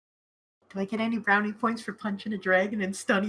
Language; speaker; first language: English; native; English